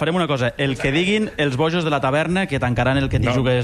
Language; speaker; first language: Catalan; native; Catalan